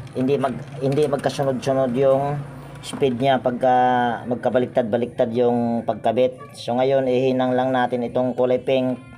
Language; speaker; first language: Filipino; native; Filipino